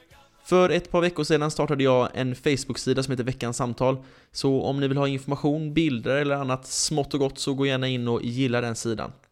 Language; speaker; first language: Swedish; native; Swedish